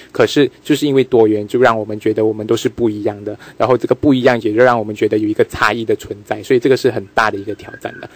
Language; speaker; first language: Chinese; native; Chinese